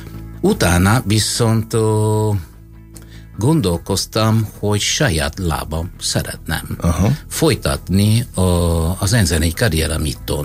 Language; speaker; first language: Hungarian; non-native, fluent; Italian